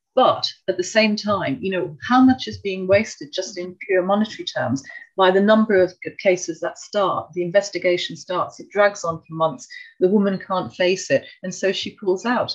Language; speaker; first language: English; native; English